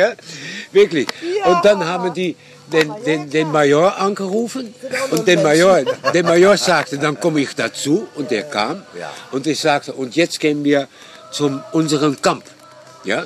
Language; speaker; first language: German; non-native, fluent; Dutch